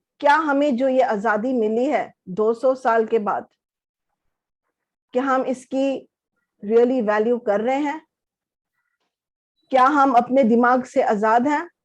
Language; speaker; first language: Hindi; native; Hindi